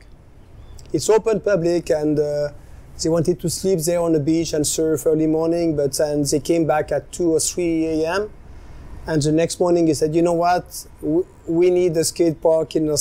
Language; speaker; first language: English; non-native, fluent; French